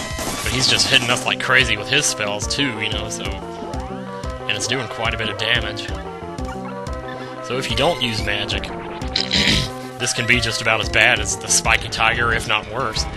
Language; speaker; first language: English; native; English